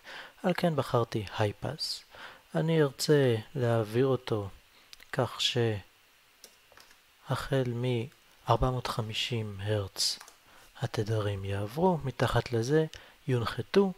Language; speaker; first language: Hebrew; native; Hebrew